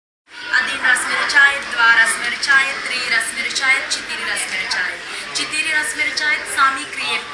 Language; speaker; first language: Russian; non-native, learner; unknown